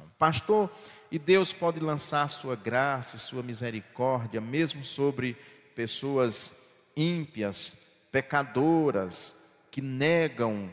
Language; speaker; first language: Portuguese; native; Portuguese